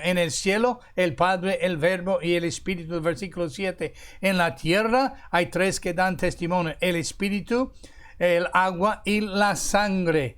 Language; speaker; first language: Spanish; non-native, fluent; English